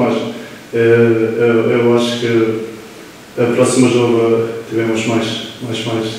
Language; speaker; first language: Portuguese; non-native, learner; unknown